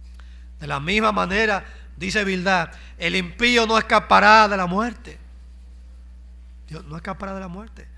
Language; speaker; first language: Spanish; native; Spanish